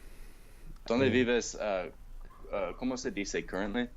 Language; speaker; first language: Spanish; non-native, learner; English